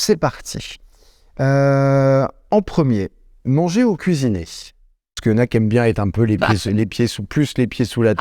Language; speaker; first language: French; native; French